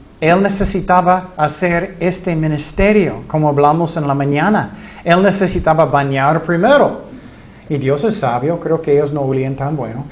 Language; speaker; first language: Spanish; non-native, fluent; English